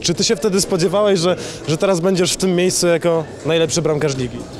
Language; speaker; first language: Polish; native; Polish